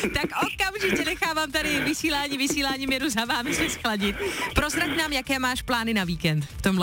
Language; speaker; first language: Czech; native; Czech